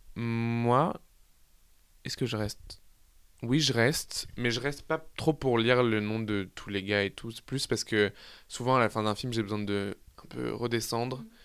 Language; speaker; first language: French; native; French